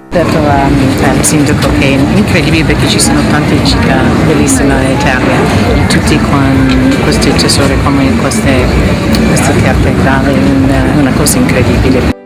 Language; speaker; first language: Italian; non-native, fluent; English